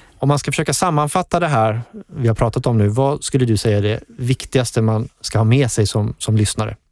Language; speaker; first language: Swedish; native; Swedish